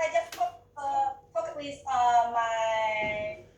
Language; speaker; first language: English; non-native, learner; Chinese